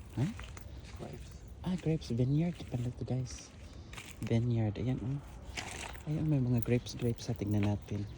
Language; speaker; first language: Filipino; native; Filipino